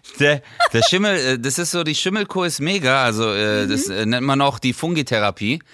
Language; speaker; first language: German; early bilingual, other home language; Turkish